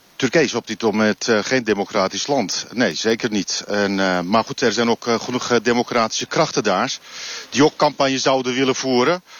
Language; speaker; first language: Dutch; non-native, fluent; Turkish